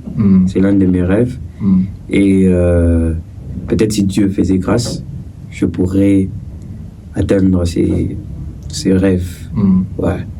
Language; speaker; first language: French; non-native, local second language; Swahili